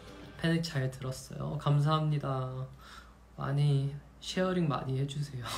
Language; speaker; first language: Korean; non-native, fluent; English